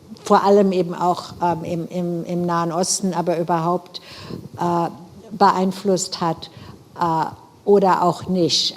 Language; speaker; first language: German; non-native, fluent; English